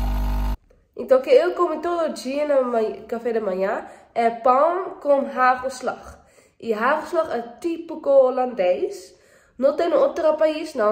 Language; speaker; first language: Portuguese; non-native, learner; Dutch